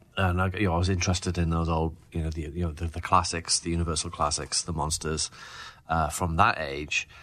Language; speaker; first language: English; native; English